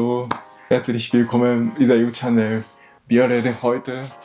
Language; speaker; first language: German; non-native, learner; Japanese